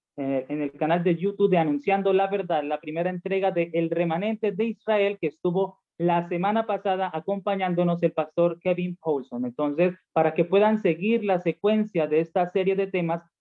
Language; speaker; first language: Spanish; native; Spanish